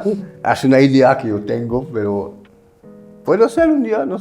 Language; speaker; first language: Spanish; non-native, learner; French